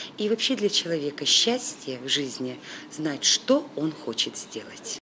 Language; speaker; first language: Russian; native; Russian